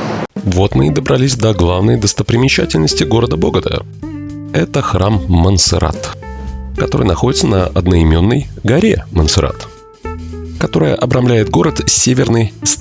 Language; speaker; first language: Russian; native; Russian